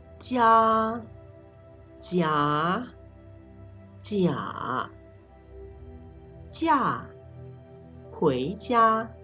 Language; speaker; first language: Chinese; non-native, fluent; Thai